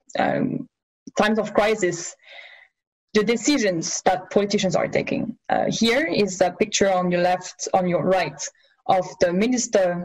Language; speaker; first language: English; non-native, fluent; French